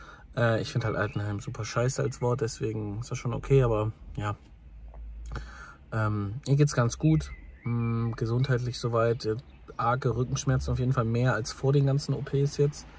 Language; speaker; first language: German; native; German